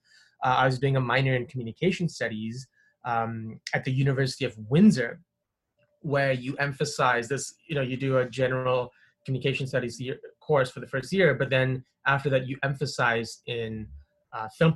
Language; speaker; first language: English; non-native, local second language; Tamil